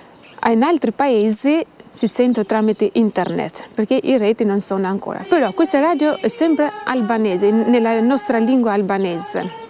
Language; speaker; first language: Italian; non-native, fluent; Albanian